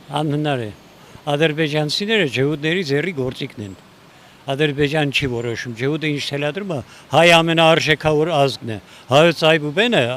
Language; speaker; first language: Armenian; native; Armenian